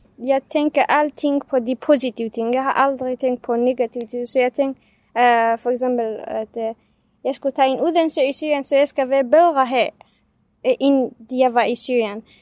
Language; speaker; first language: Danish; non-native, fluent; Kurdish